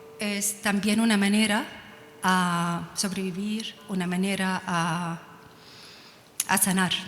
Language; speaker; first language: Spanish; non-native, learner; Arabic